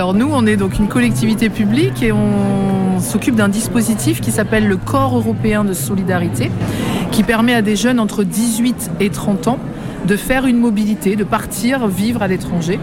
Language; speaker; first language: French; native; French